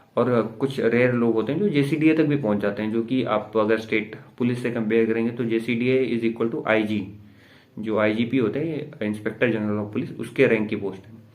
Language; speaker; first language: Hindi; native; Hindi